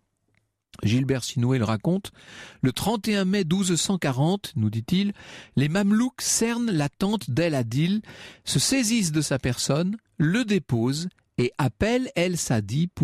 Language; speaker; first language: French; native; French